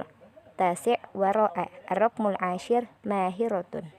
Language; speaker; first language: Arabic; non-native, learner; Indonesian